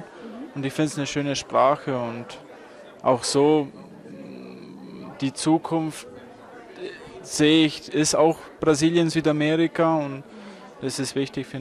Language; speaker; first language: German; non-native, fluent; Spanish